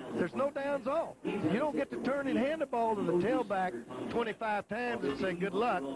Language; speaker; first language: English; native; English